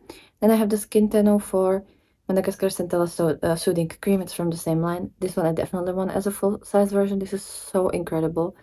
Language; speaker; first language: English; non-native, fluent; Czech